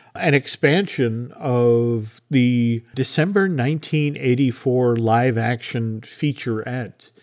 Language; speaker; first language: English; native; English